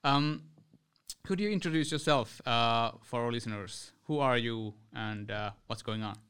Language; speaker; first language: English; non-native, fluent; Finnish